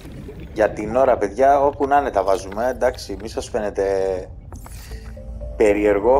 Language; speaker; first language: Greek; native; Greek